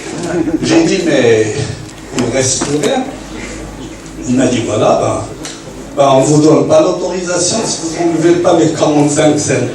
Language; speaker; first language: French; non-native, local second language; Arabic